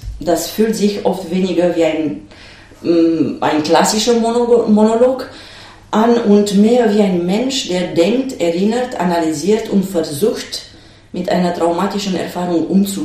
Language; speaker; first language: German; non-native, fluent; Romanian